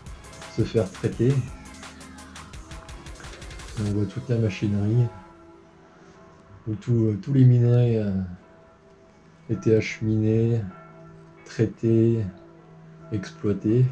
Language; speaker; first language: French; native; French